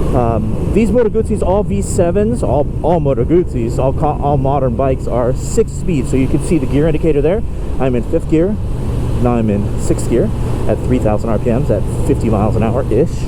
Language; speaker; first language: English; native; English